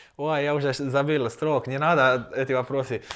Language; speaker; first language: Russian; non-native, learner; Croatian